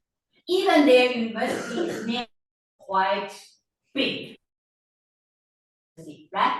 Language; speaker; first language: English; non-native, fluent; Chinese